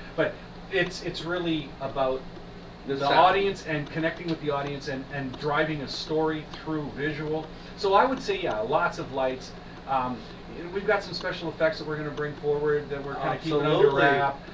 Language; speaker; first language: English; native; English